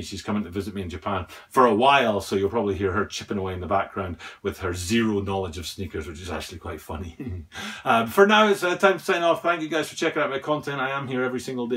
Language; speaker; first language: English; native; English